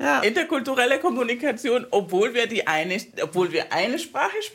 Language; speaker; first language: German; non-native, fluent; Spanish